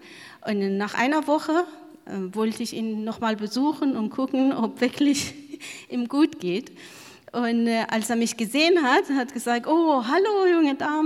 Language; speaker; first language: German; non-native, fluent; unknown